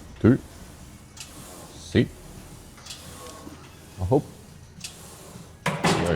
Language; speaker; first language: Korean; native; Korean